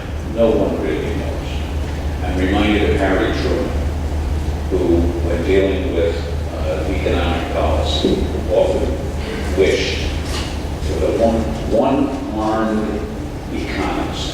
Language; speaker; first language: English; native; English